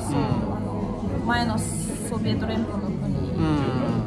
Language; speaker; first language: Japanese; non-native, fluent; Russian